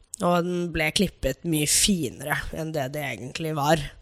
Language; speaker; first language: Norwegian; early bilingual, other home language; English